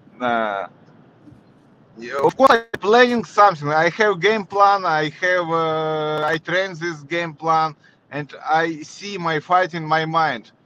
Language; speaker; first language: English; non-native, learner; Russian